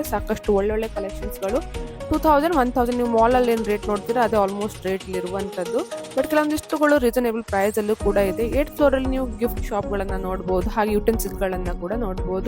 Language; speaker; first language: Kannada; native; Kannada